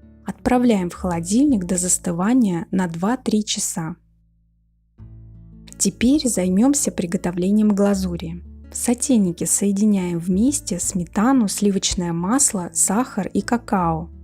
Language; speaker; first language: Russian; native; Russian